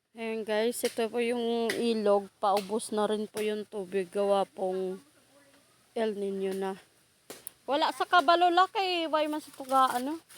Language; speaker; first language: Filipino; non-native, local second language; Hiligaynon